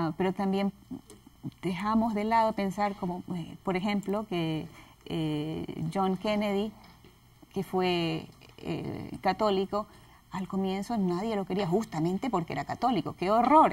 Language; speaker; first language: Spanish; native; Spanish